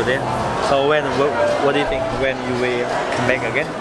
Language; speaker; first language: English; non-native, learner; Indonesian